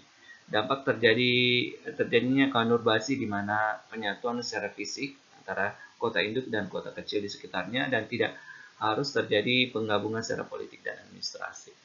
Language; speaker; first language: Indonesian; native; Indonesian